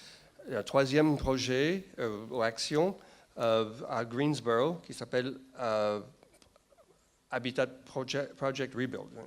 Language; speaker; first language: French; non-native, fluent; English